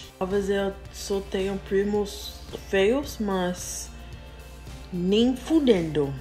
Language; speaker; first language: Portuguese; non-native, learner; English